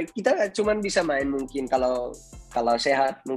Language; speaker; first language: Indonesian; non-native, fluent; Dutch